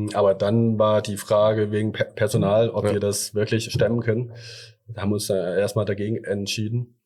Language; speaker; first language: German; early bilingual, other home language; Thai